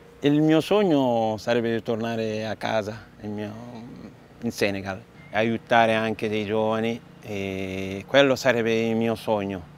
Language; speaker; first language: Italian; non-native, fluent; Wolof